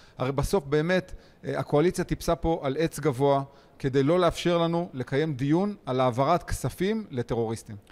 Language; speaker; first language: Hebrew; native; Hebrew